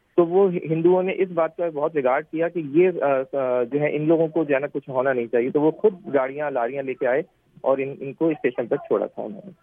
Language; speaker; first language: Urdu; native; Urdu